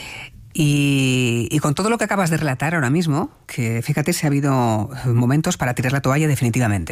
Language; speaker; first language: Spanish; native; Spanish